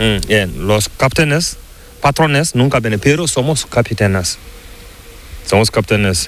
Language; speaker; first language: Spanish; non-native, learner; Fula